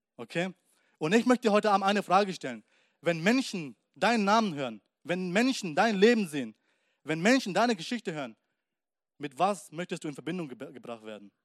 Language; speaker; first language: German; early bilingual, other home language; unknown